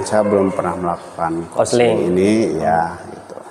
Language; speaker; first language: Indonesian; native; Indonesian